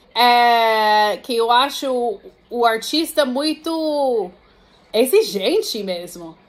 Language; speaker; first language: Portuguese; non-native, fluent; English